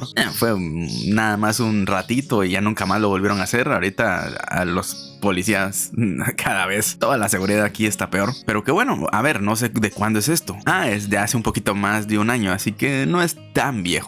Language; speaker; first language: Spanish; native; Spanish